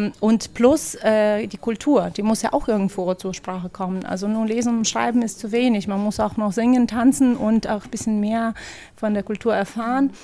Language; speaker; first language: German; non-native, fluent; Ukrainian